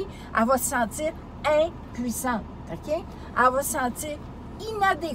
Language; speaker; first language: French; native; French